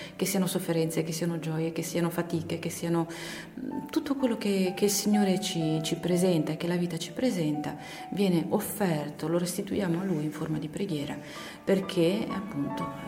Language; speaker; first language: Italian; native; Italian